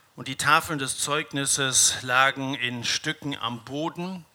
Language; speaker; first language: German; native; German